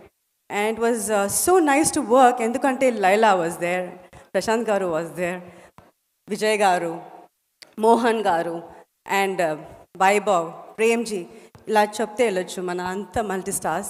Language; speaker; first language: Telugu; non-native, learner; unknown